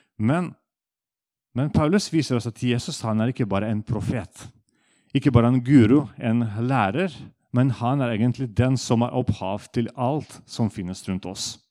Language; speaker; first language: Norwegian; non-native, fluent; Russian